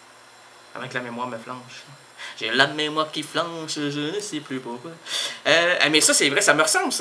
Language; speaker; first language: French; native; French